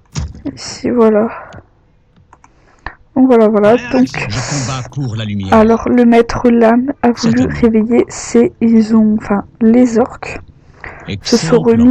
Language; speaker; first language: French; native; French